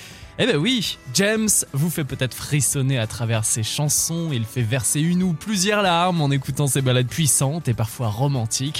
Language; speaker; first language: French; native; French